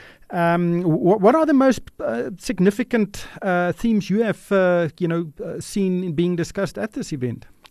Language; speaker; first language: English; non-native, local second language; Afrikaans